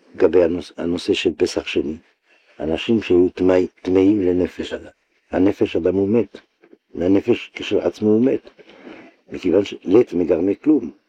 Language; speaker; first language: Hebrew; non-native, fluent; French